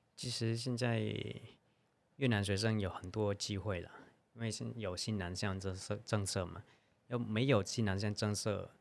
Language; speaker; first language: Chinese; non-native, fluent; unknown